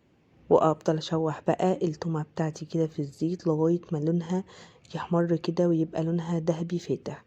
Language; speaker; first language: Arabic; native; Arabic